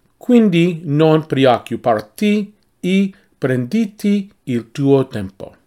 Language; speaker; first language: Italian; non-native, learner; English